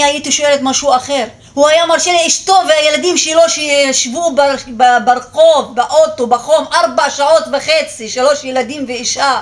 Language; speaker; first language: Hebrew; non-native, local second language; Arabic